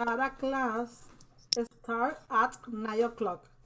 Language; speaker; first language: English; non-native, learner; Spanish